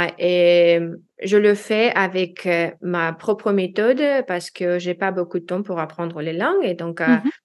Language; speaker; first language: French; non-native, learner; Russian